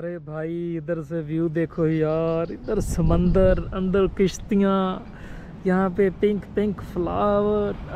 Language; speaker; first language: Hindi; non-native, local second language; Punjabi